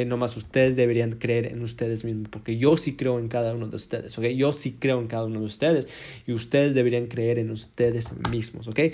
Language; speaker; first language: Spanish; early bilingual, heritage; Spanish